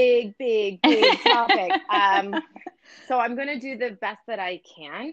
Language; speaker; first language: English; native; English